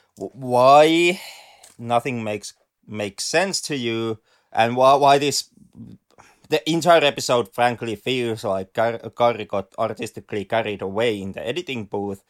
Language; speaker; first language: English; non-native, fluent; Finnish